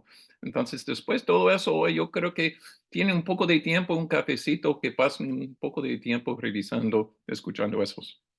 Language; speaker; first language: Spanish; non-native, learner; English